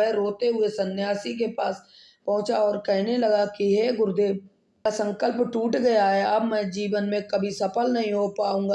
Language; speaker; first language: Hindi; native; Hindi